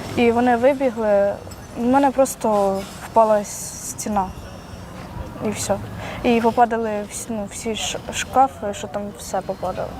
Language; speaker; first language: Ukrainian; native; Ukrainian